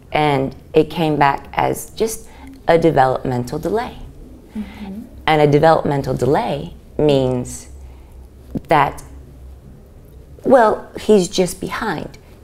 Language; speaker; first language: English; early bilingual, other home language; Spanish